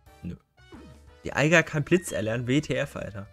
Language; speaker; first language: German; native; German